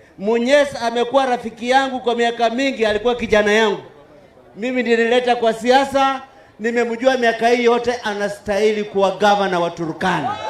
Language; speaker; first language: Swahili; non-native, local second language; Luyia